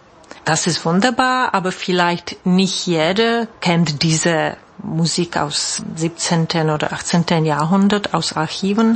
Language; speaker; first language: German; non-native, fluent; Czech